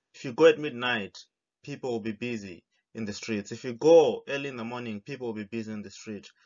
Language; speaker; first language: English; non-native, local second language; Shona